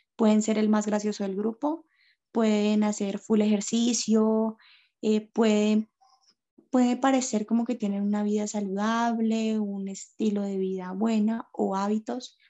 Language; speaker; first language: Spanish; native; Spanish